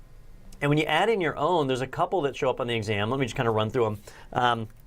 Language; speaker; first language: English; native; English